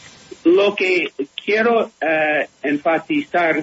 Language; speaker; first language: Spanish; non-native, fluent; English